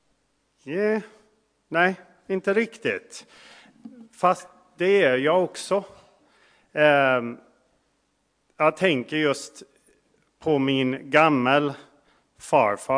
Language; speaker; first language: Swedish; non-native, fluent; English